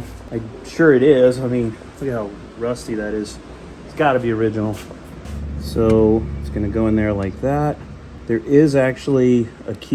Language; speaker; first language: English; native; English